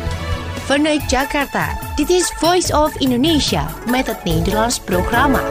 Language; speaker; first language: Dutch; non-native, fluent; Indonesian